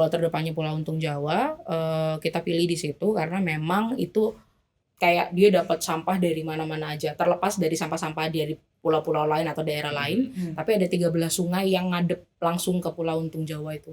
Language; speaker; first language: Indonesian; native; Indonesian